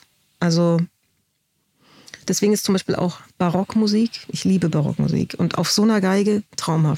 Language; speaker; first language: German; native; German